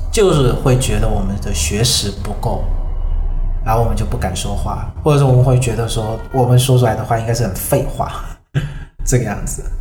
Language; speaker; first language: Chinese; non-native, fluent; Vietnamese